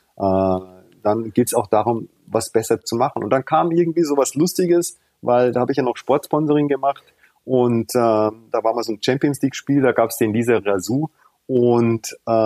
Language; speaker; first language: German; early bilingual, other home language; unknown